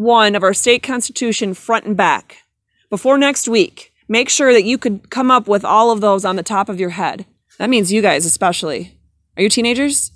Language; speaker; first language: English; native; English